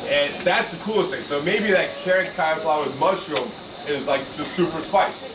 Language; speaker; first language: English; native; English